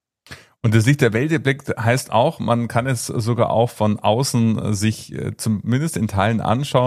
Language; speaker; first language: German; native; German